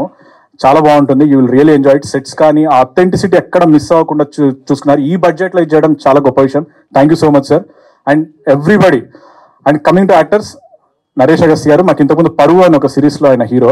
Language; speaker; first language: Telugu; native; Telugu